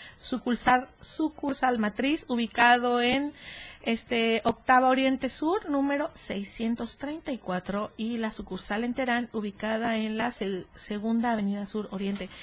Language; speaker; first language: Spanish; native; Spanish